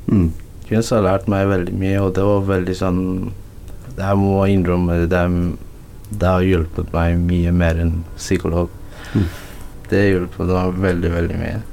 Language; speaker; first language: Norwegian; non-native, learner; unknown